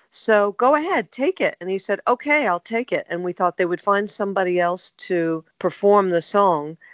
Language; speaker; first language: English; native; English